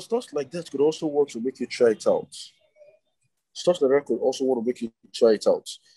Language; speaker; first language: English; non-native, local second language; Igbo